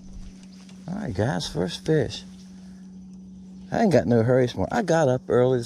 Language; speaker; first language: English; native; English